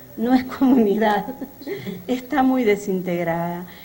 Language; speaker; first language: Spanish; native; Spanish